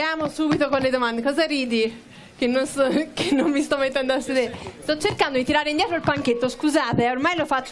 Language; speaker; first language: Italian; native; Italian